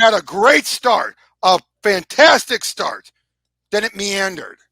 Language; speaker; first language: English; native; English